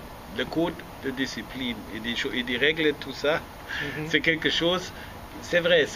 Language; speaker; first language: French; non-native, fluent; German